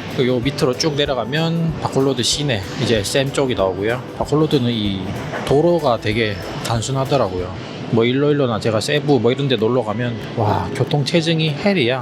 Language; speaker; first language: Korean; native; Korean